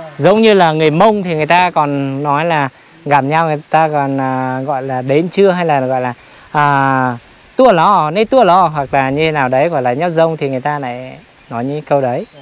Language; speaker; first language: Vietnamese; native; Vietnamese